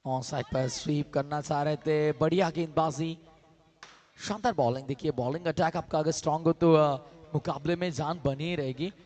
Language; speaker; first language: Hindi; non-native, local second language; Marathi